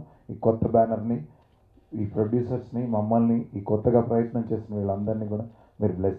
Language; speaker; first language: Telugu; native; Telugu